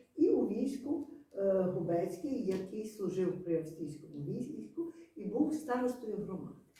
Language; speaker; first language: Ukrainian; native; Ukrainian